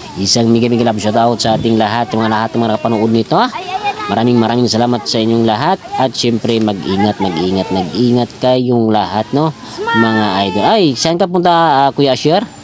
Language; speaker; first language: Filipino; non-native, local second language; Cebuano